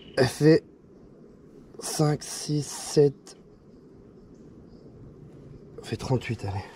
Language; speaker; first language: French; native; French